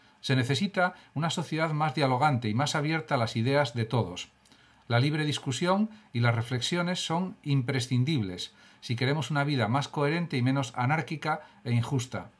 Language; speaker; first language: Spanish; native; Spanish